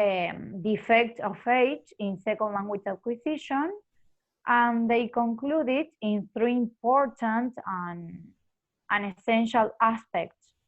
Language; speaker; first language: English; non-native, fluent; Spanish